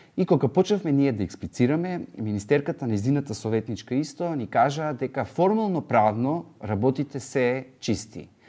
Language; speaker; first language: Macedonian; native; Macedonian